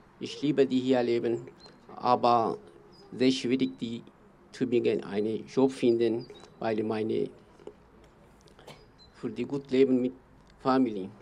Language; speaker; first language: German; non-native, learner; Kurdish